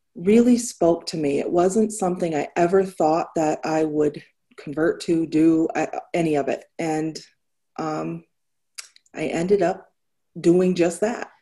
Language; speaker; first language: English; native; English